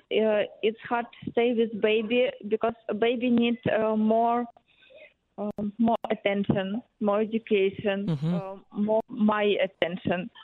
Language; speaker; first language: English; non-native, learner; Ukrainian